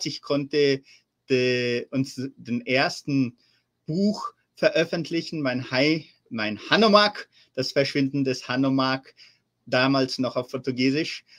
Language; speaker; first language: German; early bilingual, heritage; German